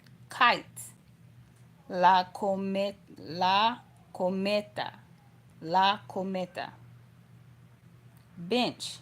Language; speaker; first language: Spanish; non-native, learner; English